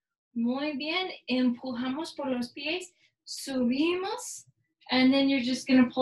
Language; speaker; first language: Spanish; non-native, learner; English